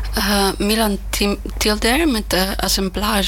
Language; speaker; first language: Dutch; non-native, fluent; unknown